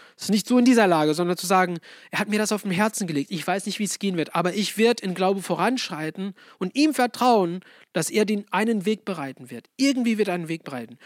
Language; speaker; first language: German; non-native, fluent; English